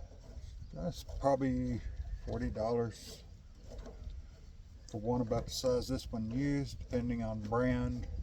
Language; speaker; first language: English; native; English